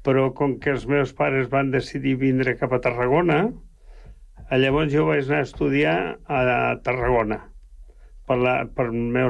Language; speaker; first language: Catalan; native; Catalan